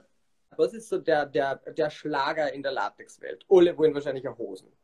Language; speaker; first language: German; native; German